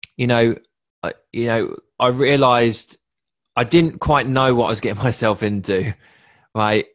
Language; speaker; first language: English; native; English